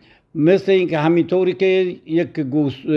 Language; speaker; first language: Persian; native; Persian